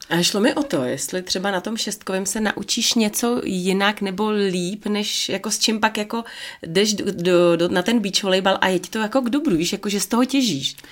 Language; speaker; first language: Czech; native; Czech